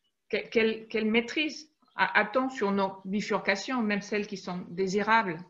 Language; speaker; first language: French; native; French